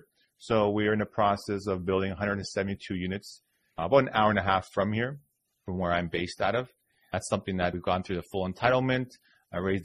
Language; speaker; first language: English; native; English